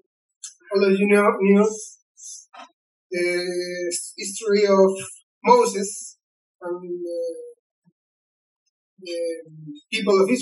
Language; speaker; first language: English; non-native, learner; Spanish